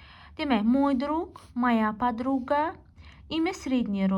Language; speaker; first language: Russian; non-native, local second language; Azerbaijani